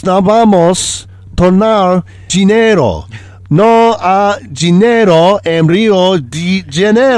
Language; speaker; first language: Portuguese; non-native, learner; English